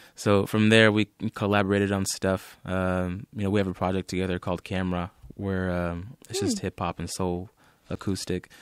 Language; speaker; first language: English; native; English